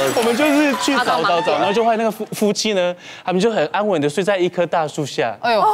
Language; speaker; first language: Chinese; native; Chinese